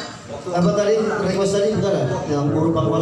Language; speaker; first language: Indonesian; native; Indonesian